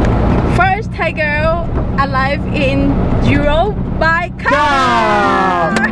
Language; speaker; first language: English; non-native, learner; Thai